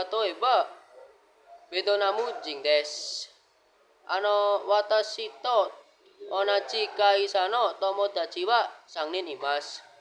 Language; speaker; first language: Japanese; non-native, learner; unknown